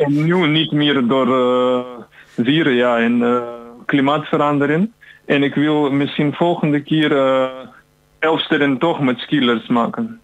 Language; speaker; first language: Dutch; non-native, learner; Ukrainian